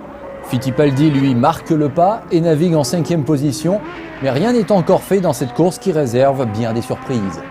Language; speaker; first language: French; native; French